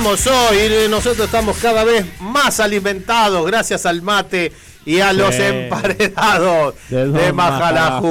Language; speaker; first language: Spanish; native; Spanish